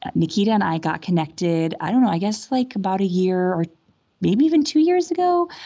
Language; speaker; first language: English; native; English